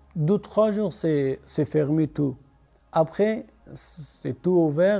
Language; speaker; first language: French; non-native, learner; Persian